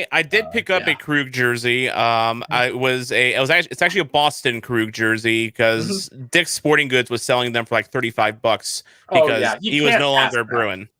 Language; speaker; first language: English; native; English